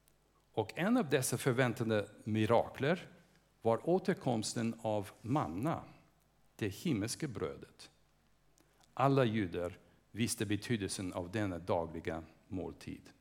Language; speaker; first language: Swedish; non-native, fluent; English